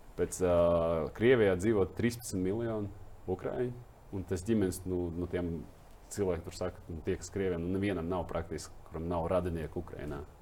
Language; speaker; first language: Latvian; non-native, local second language; Russian